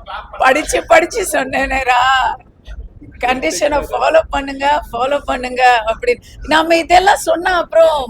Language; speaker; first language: Tamil; native; Tamil